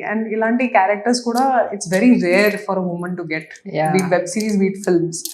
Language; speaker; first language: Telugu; non-native, local second language; Hindi